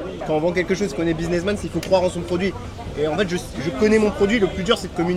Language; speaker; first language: French; native; French